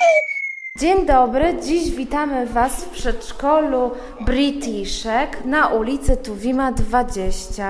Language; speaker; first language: Polish; native; Polish